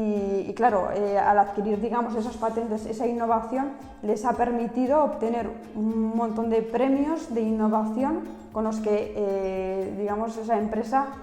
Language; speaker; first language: Spanish; native; Spanish